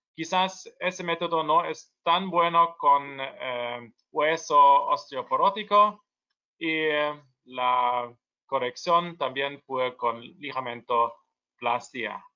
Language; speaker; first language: Spanish; non-native, learner; German